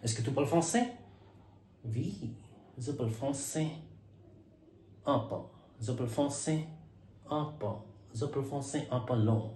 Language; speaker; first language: French; non-native, learner; Hindi